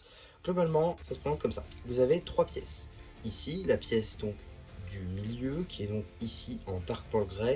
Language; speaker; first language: French; native; French